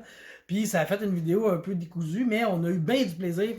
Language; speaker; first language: French; native; French